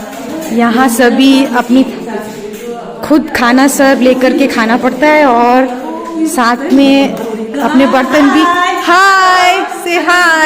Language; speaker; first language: Hindi; native; Hindi